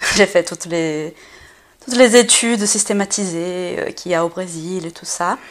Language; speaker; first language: French; non-native, fluent; Portuguese